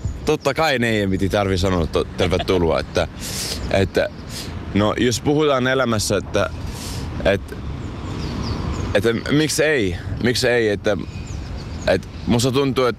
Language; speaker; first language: Finnish; non-native, fluent; Arabic